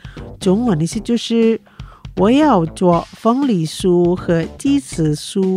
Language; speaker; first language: Chinese; early bilingual, heritage; Chinese